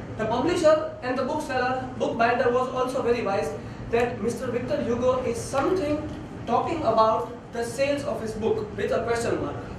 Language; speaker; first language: English; non-native, local second language; Gujarati